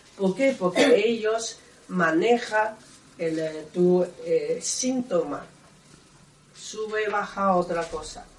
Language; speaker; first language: Spanish; non-native, learner; Chinese